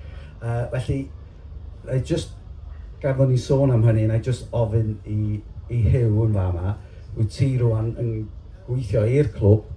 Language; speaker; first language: Welsh; native; Welsh